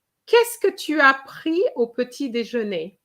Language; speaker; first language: French; non-native, fluent; English